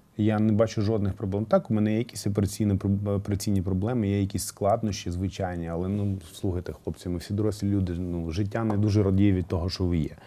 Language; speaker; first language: Ukrainian; native; Ukrainian